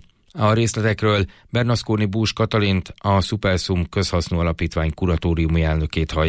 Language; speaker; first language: Hungarian; native; Hungarian